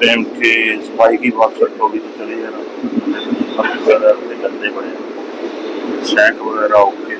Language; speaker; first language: Hindi; non-native, local second language; Punjabi